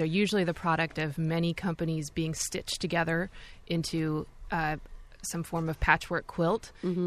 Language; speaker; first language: English; native; English